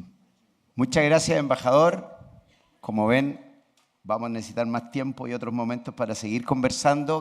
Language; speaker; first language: Spanish; native; Spanish